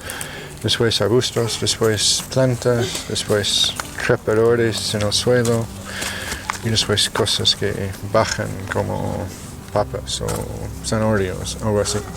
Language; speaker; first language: Spanish; non-native, fluent; English